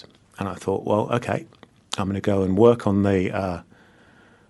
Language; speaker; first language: English; native; English